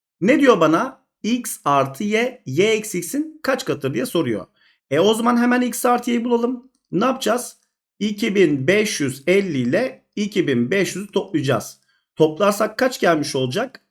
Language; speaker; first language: Turkish; native; Turkish